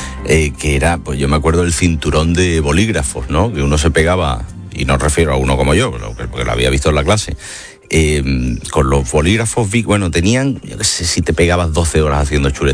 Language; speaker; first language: Spanish; native; Spanish